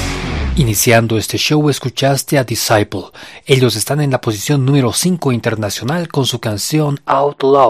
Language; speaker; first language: Spanish; native; Spanish